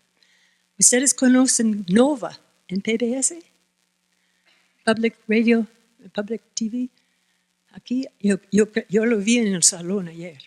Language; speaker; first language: Spanish; non-native, fluent; English